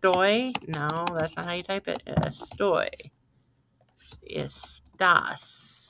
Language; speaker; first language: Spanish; non-native, fluent; English